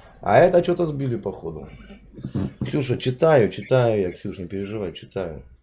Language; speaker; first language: Russian; native; Russian